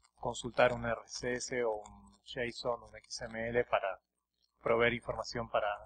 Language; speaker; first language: Spanish; native; Spanish